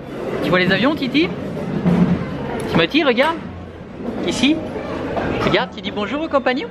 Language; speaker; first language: French; native; French